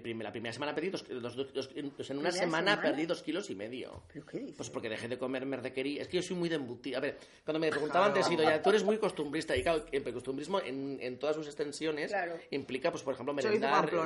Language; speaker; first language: Spanish; native; Spanish